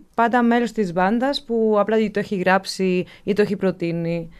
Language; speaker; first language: Greek; non-native, fluent; French